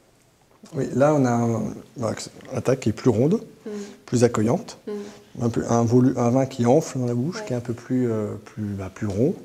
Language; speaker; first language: French; native; French